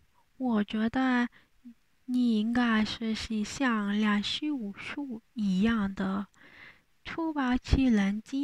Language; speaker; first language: Chinese; non-native, learner; Spanish